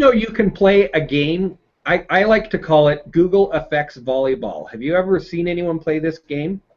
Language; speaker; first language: English; native; English